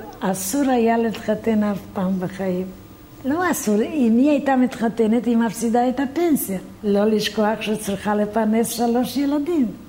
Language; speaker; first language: Hebrew; non-native, fluent; Romanian